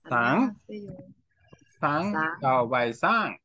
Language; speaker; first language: Vietnamese; non-native, learner; Korean